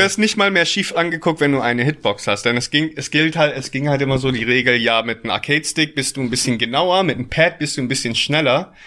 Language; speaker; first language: German; native; German